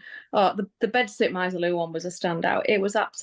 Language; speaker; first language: English; native; English